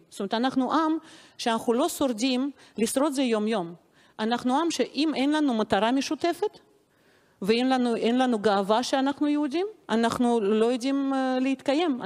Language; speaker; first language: Hebrew; non-native, fluent; Russian